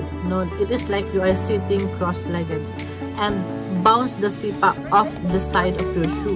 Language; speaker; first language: English; non-native, local second language; Cebuano